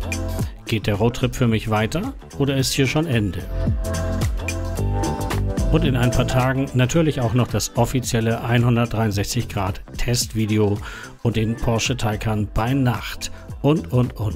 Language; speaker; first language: German; native; German